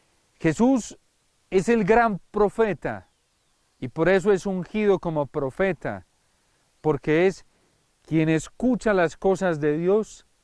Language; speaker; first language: Spanish; native; Spanish